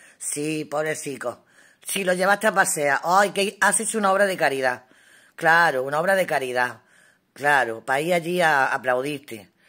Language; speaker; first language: Spanish; native; Spanish